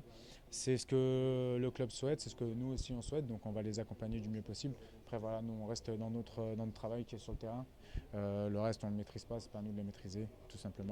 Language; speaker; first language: French; native; French